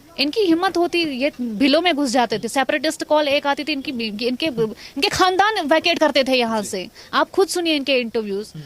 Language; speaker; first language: Hindi; non-native, local second language; Kashmiri